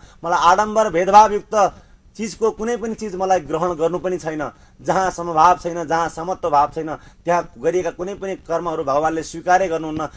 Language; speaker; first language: Nepali; native; Nepali